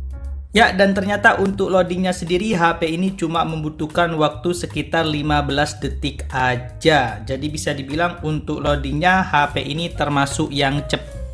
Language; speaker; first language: Indonesian; native; Indonesian